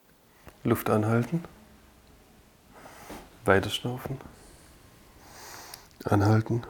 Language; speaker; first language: German; native; German